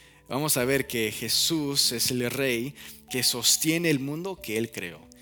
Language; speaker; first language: Spanish; early bilingual, heritage; Spanish